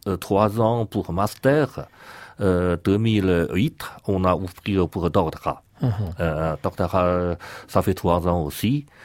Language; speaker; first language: French; non-native, learner; Chinese